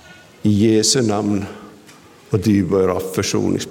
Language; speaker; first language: Swedish; non-native, local second language; Finnish